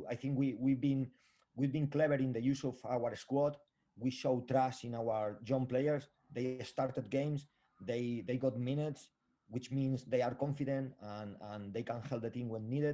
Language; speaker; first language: English; non-native, fluent; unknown